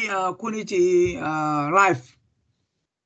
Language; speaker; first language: English; non-native, learner; Vietnamese